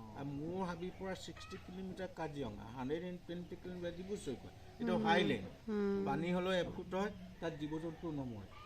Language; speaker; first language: Assamese; non-native, local second language; Mising